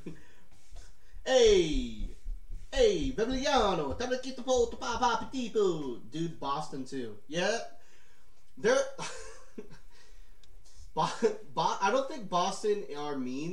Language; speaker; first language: English; native; English